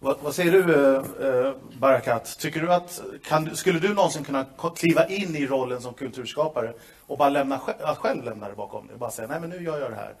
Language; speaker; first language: Swedish; native; Swedish